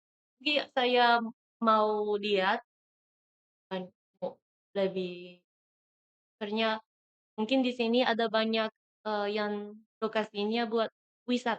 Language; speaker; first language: Indonesian; non-native, learner; Japanese